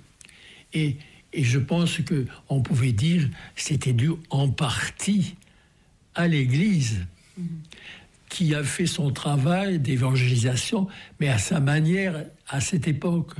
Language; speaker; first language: French; native; French